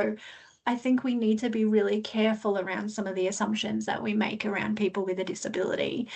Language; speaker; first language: English; native; English